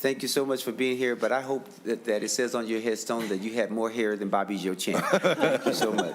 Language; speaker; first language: English; native; English